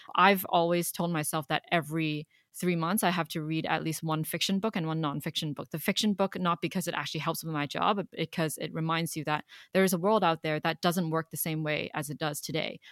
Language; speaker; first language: English; non-native, local second language; Cantonese